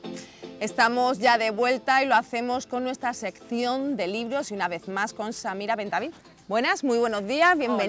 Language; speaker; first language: Spanish; native; Spanish